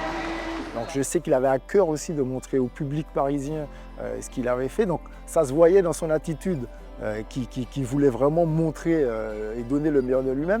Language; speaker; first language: French; native; French